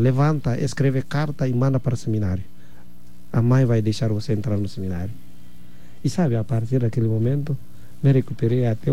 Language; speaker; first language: Portuguese; non-native, fluent; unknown